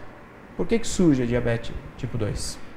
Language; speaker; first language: Portuguese; native; Portuguese